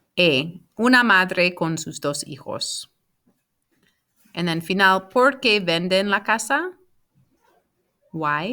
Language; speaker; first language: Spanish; non-native, fluent; English